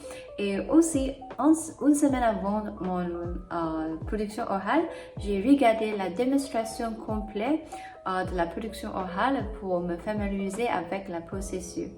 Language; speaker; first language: French; non-native, fluent; English